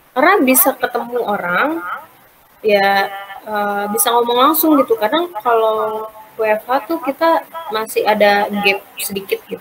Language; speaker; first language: Indonesian; native; Indonesian